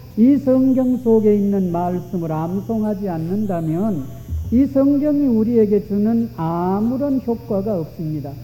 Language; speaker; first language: Korean; native; Korean